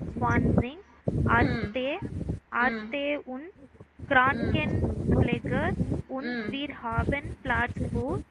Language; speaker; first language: German; non-native, learner; Tamil